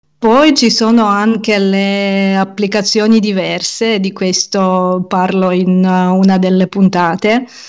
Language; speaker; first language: Italian; non-native, fluent; Ukrainian